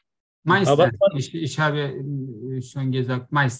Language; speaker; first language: German; non-native, learner; Turkish